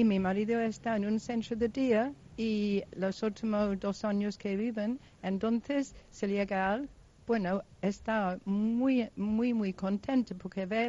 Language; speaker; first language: Spanish; non-native, local second language; Basque